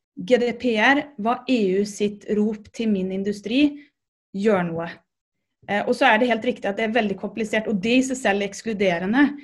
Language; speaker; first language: Norwegian; native; Norwegian